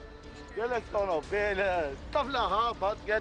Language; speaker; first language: Arabic; native; Arabic